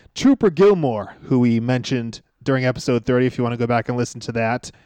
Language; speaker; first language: English; native; English